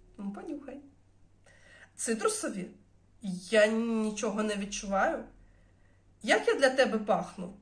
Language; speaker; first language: Ukrainian; non-native, local second language; Russian